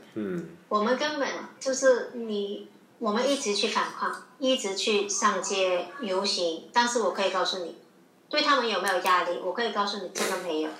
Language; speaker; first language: Chinese; non-native, local second language; Cantonese